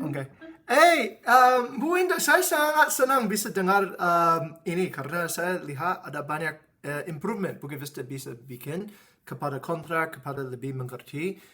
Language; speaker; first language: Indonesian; non-native, fluent; English